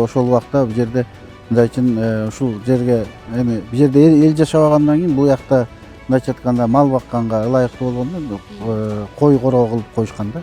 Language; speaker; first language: Kyrgyz; native; Kyrgyz